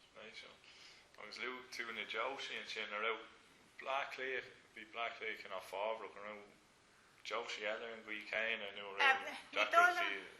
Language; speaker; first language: Irish; non-native, local second language; English